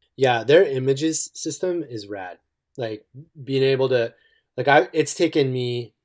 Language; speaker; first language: English; native; English